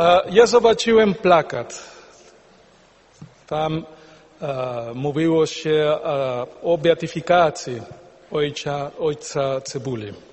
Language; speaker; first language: Polish; non-native, learner; Spanish